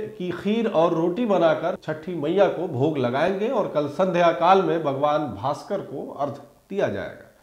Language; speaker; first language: Hindi; native; Hindi